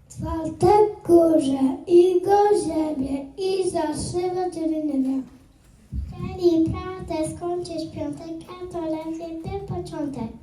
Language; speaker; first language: Polish; early bilingual, heritage; Polish